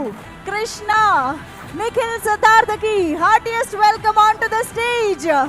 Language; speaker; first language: Telugu; native; Telugu